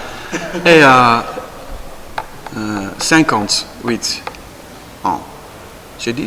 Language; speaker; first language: French; non-native, learner; Dutch